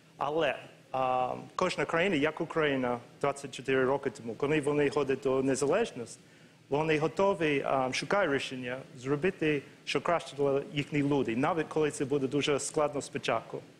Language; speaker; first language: Ukrainian; non-native, learner; English